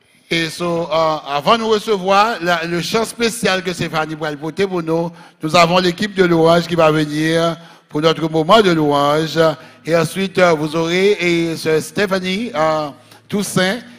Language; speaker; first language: French; native; French